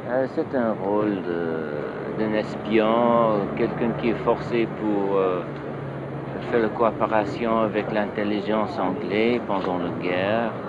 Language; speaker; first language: French; non-native, fluent; English